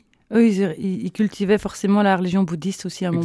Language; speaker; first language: French; native; French